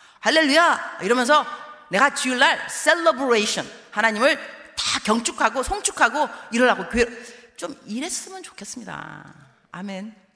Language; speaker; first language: Korean; early bilingual, heritage; Korean